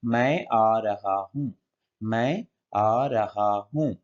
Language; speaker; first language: Hindi; non-native, local second language; Kannada